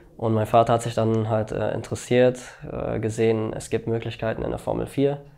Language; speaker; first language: German; early bilingual, other home language; Albanian